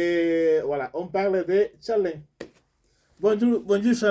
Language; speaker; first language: French; non-native, learner; Spanish